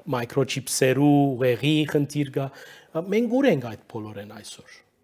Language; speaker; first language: Armenian; early bilingual, heritage; Armenian